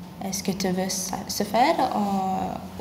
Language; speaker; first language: French; non-native, learner; Lithuanian